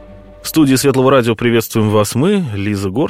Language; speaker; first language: Russian; native; Russian